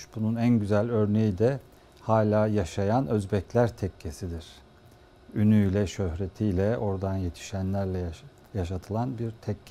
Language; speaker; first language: Turkish; native; Turkish